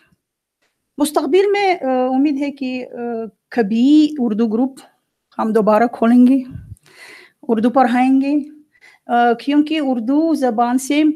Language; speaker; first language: Hindi; non-native, fluent; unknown